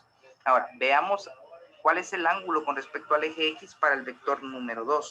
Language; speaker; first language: Spanish; native; Spanish